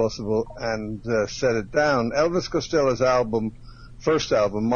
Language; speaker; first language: English; native; English